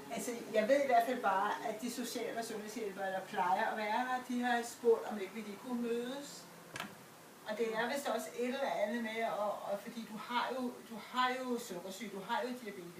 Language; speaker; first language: Danish; native; Danish